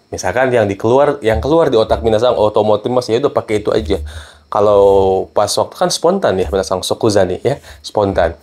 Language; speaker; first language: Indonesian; native; Indonesian